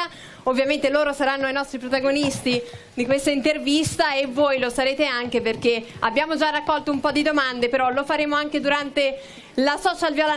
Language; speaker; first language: Italian; native; Italian